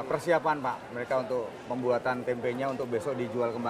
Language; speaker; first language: Indonesian; native; Indonesian